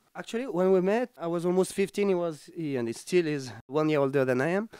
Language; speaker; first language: English; non-native, fluent; French